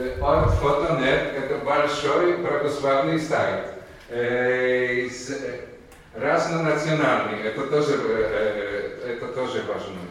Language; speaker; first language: Russian; non-native, fluent; Polish